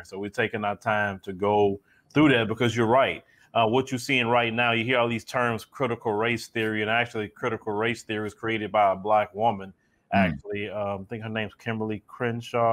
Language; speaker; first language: English; native; English